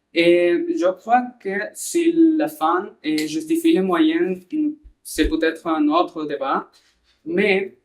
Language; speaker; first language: French; non-native, learner; Spanish